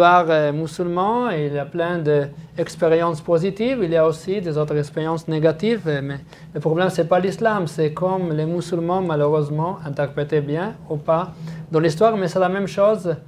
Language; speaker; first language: French; non-native, fluent; Arabic